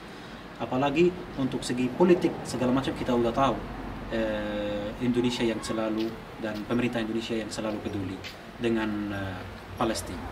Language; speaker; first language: Indonesian; non-native, fluent; Arabic